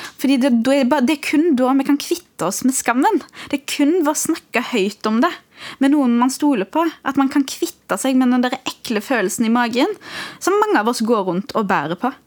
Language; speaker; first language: Norwegian; early bilingual, other home language; Arabic